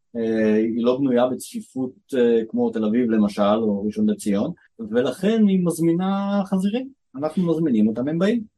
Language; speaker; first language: Hebrew; native; Hebrew